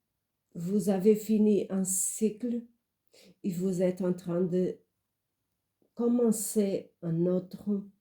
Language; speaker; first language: French; non-native, fluent; Portuguese